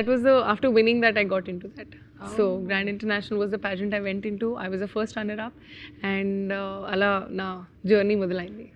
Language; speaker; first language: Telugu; non-native, local second language; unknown